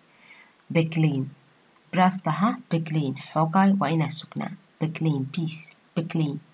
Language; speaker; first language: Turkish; non-native, fluent; Somali